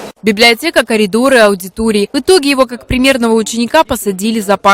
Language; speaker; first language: Russian; native; Russian